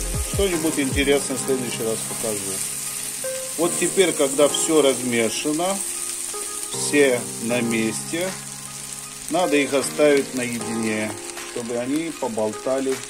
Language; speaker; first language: Russian; non-native, fluent; Hindi